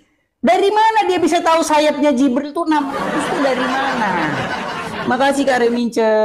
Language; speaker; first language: Indonesian; native; Indonesian